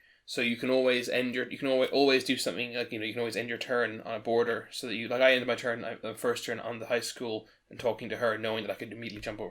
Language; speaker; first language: English; native; English